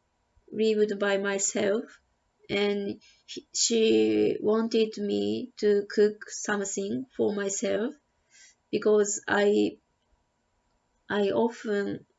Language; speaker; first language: English; non-native, learner; Japanese